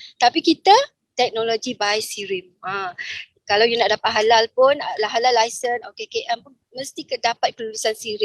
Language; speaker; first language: Malay; native; Malay